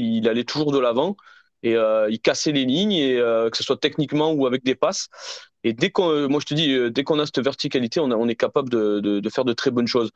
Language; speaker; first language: French; native; French